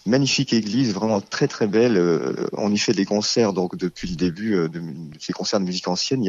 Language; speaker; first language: French; native; French